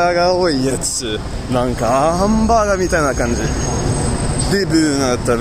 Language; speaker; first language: Japanese; non-native, fluent; French